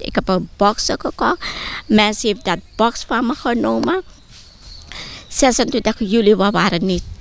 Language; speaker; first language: Dutch; non-native, local second language; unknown